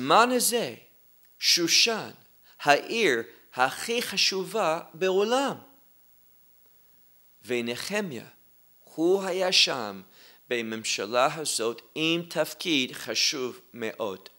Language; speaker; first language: Hebrew; non-native, fluent; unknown